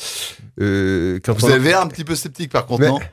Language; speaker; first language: French; native; French